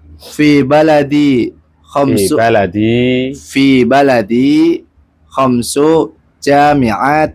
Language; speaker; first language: Arabic; non-native, learner; Indonesian